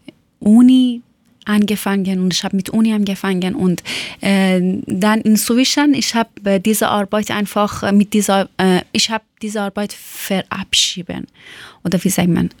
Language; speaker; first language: German; non-native, learner; Persian